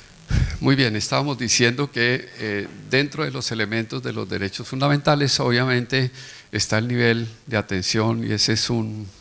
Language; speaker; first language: Spanish; native; Spanish